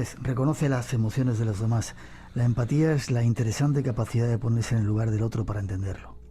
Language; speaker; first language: Spanish; native; Spanish